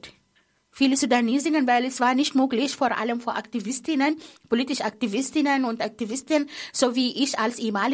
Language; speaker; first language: German; non-native, fluent; Arabic